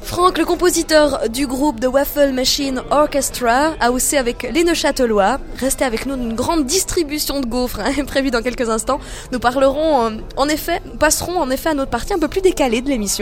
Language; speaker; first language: French; native; French